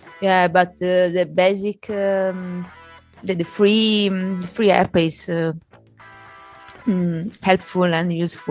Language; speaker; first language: English; non-native, fluent; Italian